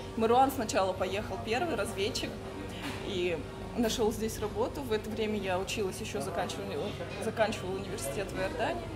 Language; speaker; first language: Russian; native; Russian